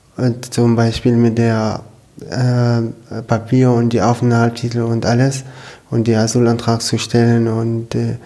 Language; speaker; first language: German; non-native, fluent; Arabic